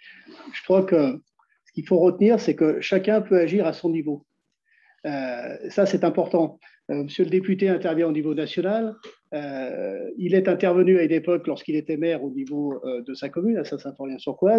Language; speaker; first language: French; native; French